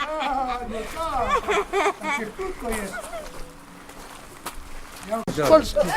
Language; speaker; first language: Polish; early bilingual, heritage; Polish